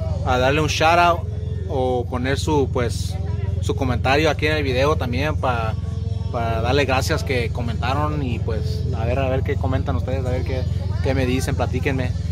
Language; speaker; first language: Spanish; early bilingual, heritage; Spanish